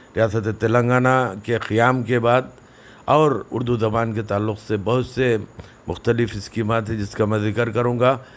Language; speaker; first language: Urdu; native; Urdu